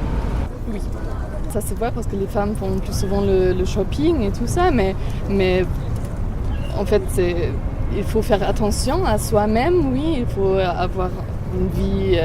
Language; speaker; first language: French; non-native, fluent; German